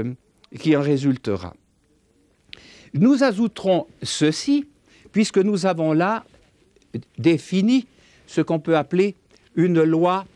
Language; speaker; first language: French; native; French